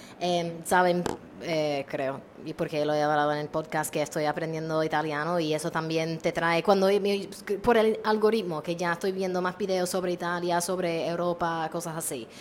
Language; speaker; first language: Spanish; non-native, fluent; English